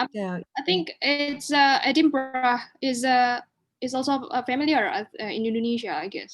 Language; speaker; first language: English; non-native, local second language; Indonesian